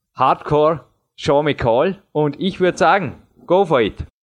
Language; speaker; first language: English; non-native, fluent; German